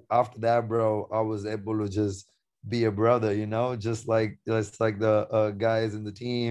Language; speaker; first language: English; non-native, local second language; Sinhala